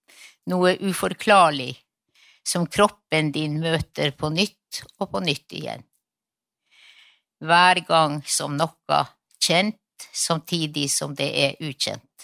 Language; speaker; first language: Norwegian; non-native, local second language; Northern Sami